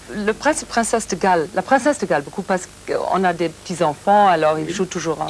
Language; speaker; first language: French; non-native, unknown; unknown